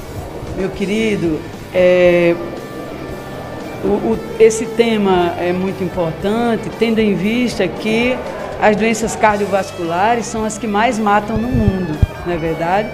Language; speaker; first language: Portuguese; native; Portuguese